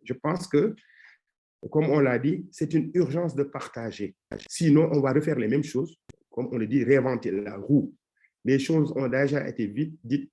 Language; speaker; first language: French; non-native, local second language; Wolof